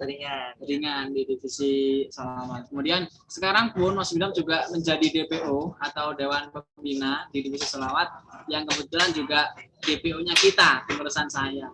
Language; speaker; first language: Indonesian; native; Indonesian